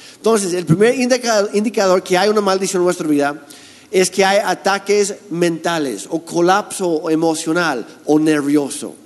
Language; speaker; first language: Spanish; non-native, fluent; English